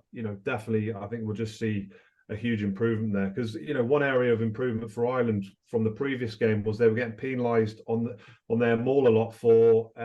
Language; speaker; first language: English; native; English